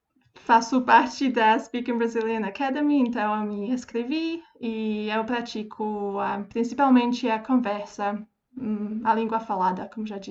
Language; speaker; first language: Portuguese; non-native, fluent; Slovak